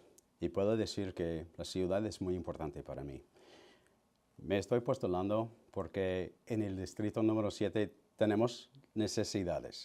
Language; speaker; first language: Spanish; early bilingual, heritage; Spanish